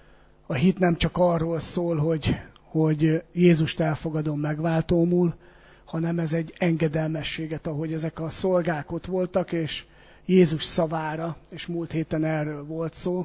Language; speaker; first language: Hungarian; native; Hungarian